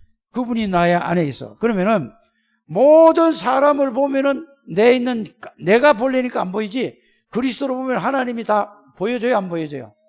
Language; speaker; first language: Korean; native; Korean